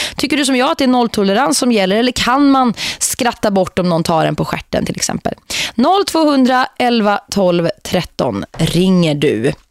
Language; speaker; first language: Swedish; native; Swedish